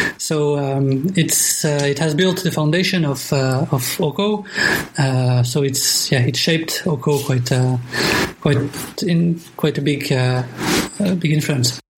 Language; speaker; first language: English; non-native, fluent; French